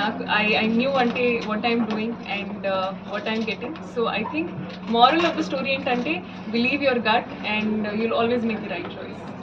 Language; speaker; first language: Telugu; non-native, learner; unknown